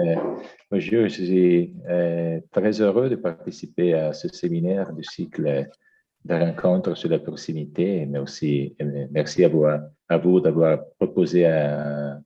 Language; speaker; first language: French; non-native, fluent; Italian